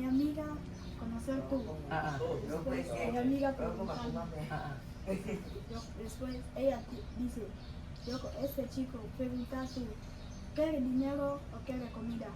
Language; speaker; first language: Spanish; non-native, learner; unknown